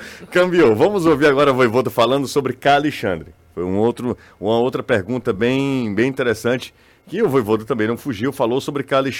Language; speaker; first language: Portuguese; native; Portuguese